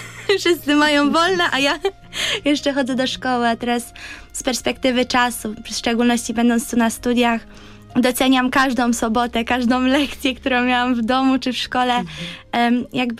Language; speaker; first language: Polish; early bilingual, heritage; Polish